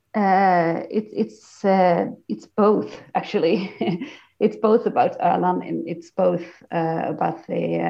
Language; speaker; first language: English; non-native, fluent; Swedish